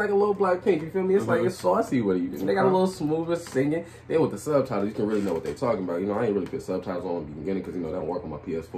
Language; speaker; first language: English; native; English